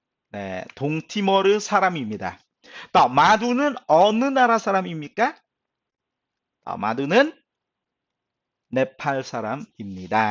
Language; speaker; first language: Korean; non-native, fluent; Khmer